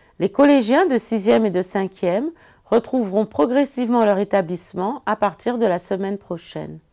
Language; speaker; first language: French; native; French